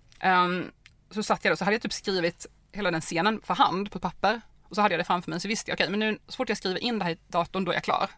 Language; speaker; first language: Swedish; native; Swedish